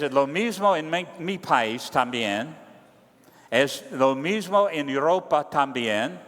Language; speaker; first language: Spanish; non-native, learner; English